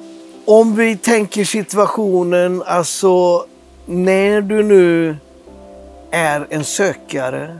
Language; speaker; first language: Swedish; native; Swedish